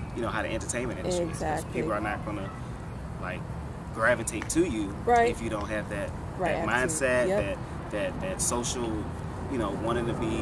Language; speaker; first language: English; native; English